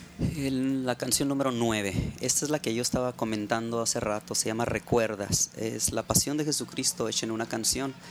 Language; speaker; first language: Spanish; native; Spanish